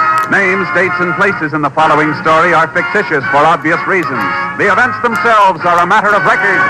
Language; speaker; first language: English; native; English